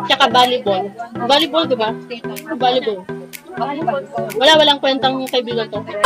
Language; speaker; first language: Filipino; native; Filipino